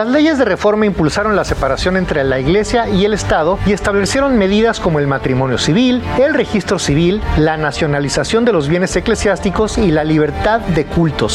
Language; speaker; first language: Spanish; native; Spanish